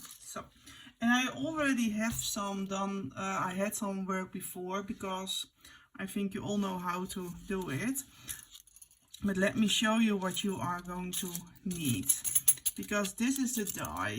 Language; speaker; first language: English; non-native, fluent; Dutch